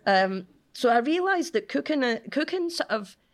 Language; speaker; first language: English; native; English